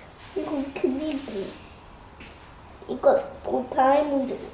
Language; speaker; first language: Korean; early bilingual, heritage; Korean